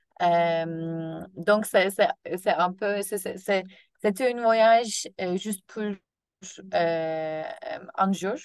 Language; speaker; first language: French; non-native, learner; Turkish